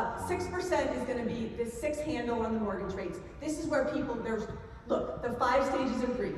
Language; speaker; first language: English; native; English